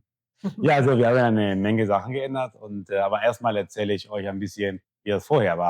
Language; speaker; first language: German; non-native, fluent; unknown